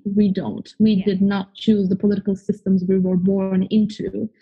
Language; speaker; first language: English; non-native, fluent; Turkish